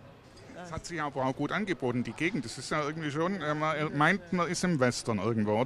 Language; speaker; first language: German; native; German